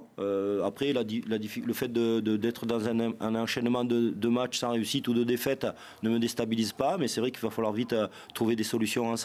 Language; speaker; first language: French; native; French